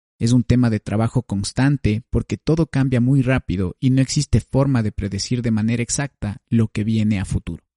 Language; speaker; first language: Spanish; native; Spanish